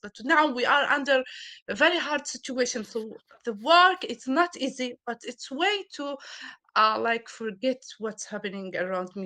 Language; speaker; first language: English; non-native, learner; Arabic